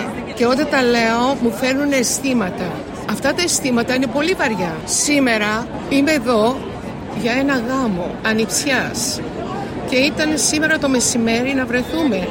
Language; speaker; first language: Greek; early bilingual, heritage; Greek